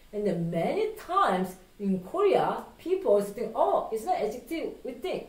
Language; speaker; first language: English; non-native, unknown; Korean